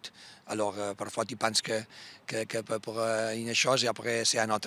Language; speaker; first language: French; non-native, fluent; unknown